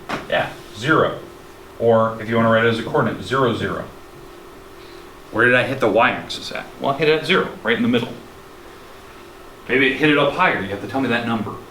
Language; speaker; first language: English; native; English